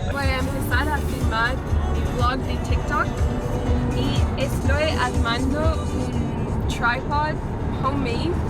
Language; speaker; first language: Spanish; non-native, learner; English